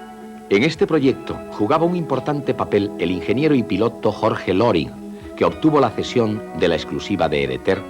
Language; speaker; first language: Spanish; native; Spanish